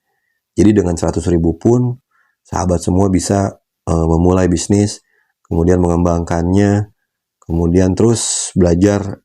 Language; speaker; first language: Indonesian; native; Indonesian